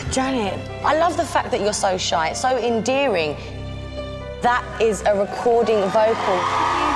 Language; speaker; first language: English; native; English